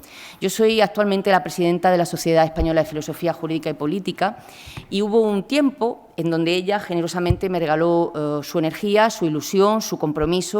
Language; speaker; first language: Spanish; native; Spanish